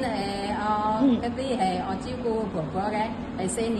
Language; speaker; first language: Cantonese; non-native, learner; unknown